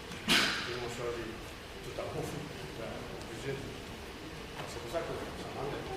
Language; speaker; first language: French; non-native, learner; Japanese